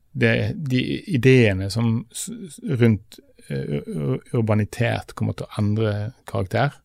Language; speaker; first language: Norwegian; native; Norwegian